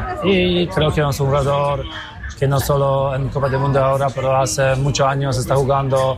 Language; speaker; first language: Spanish; non-native, fluent; Polish